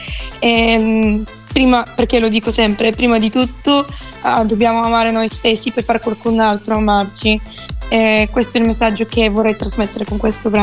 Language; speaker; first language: Italian; non-native, fluent; Bulgarian